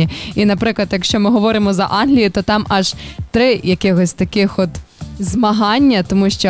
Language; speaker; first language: Ukrainian; native; Ukrainian